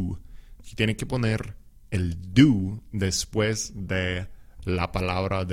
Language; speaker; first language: Spanish; non-native, fluent; English